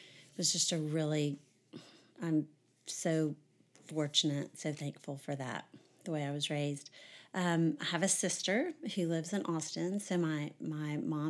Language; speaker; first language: English; native; English